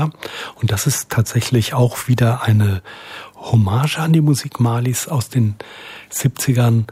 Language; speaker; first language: German; native; German